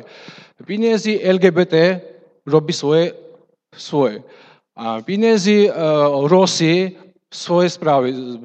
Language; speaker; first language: Polish; non-native, fluent; Russian